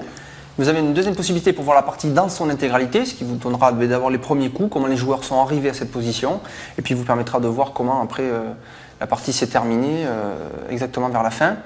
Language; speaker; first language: French; native; French